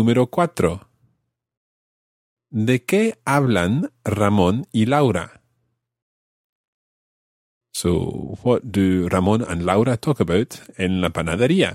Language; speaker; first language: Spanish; non-native, fluent; English